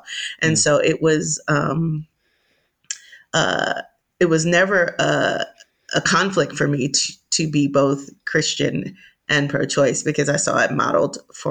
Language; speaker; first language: English; native; English